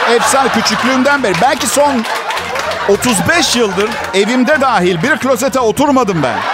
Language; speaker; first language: Turkish; non-native, fluent; Italian